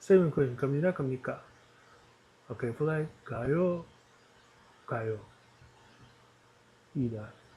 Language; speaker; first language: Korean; non-native, learner; Dutch